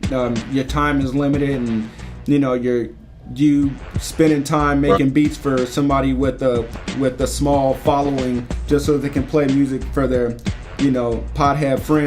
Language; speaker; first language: English; native; English